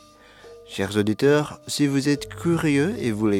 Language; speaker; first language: French; non-native, fluent; Indonesian